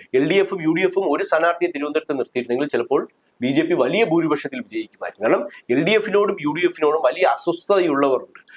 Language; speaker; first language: Malayalam; native; Malayalam